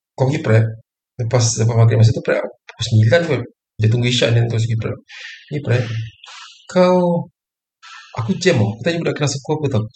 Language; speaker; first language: Malay; native; Malay